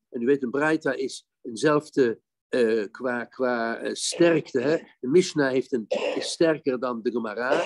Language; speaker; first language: Dutch; native; Dutch